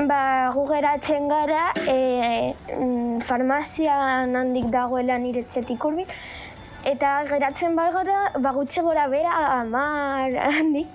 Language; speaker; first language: Basque; non-native, local second language; Spanish